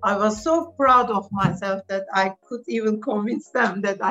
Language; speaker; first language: English; non-native, fluent; Turkish